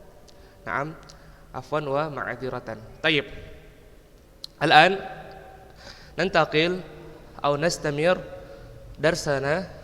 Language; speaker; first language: Arabic; non-native, fluent; Indonesian